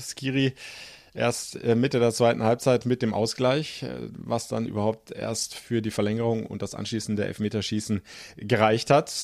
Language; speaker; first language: German; native; German